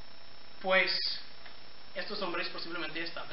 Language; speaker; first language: Spanish; non-native, fluent; English